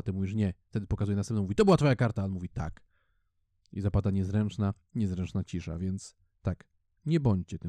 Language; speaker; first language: Polish; native; Polish